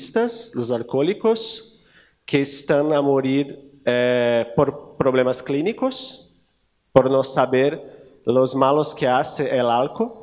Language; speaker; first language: Spanish; non-native, learner; Portuguese